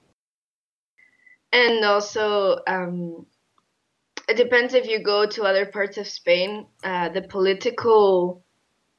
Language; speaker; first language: English; non-native, fluent; Spanish